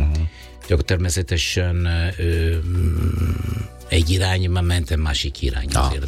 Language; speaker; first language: Hungarian; non-native, learner; Italian